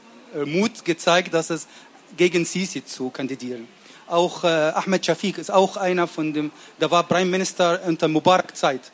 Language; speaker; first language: German; non-native, learner; Arabic